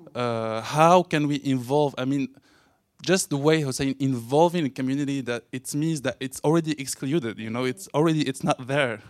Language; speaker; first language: English; non-native, fluent; Arabic